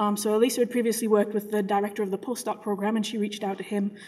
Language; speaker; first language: English; native; English